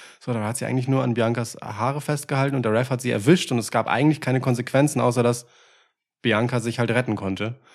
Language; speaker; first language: German; early bilingual, other home language; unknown